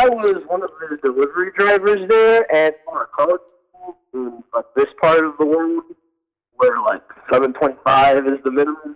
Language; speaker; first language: English; native; English